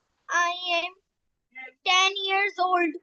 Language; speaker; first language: English; non-native, learner; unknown